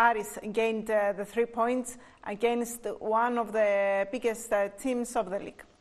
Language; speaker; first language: English; non-native, fluent; Greek